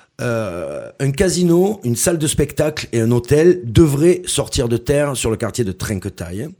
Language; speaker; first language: French; native; French